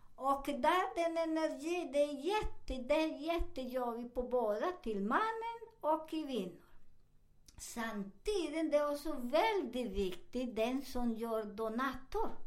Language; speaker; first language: Swedish; non-native, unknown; Spanish